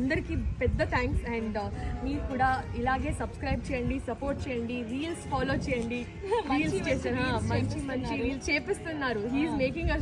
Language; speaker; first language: Telugu; non-native, learner; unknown